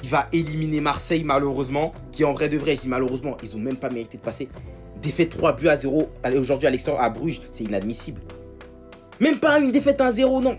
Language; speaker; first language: French; native; French